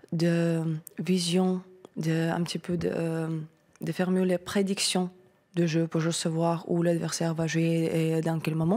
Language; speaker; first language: French; non-native, learner; Russian